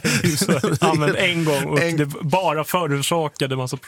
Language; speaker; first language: Swedish; native; Swedish